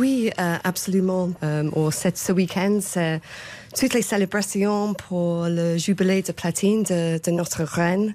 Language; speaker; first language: French; non-native, fluent; English